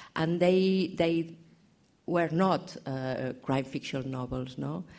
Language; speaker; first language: English; non-native, learner; Catalan